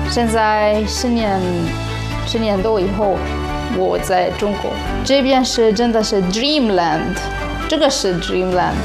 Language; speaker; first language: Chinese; non-native, fluent; Arabic